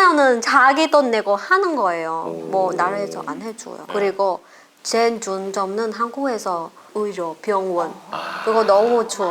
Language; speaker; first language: Korean; non-native, learner; Vietnamese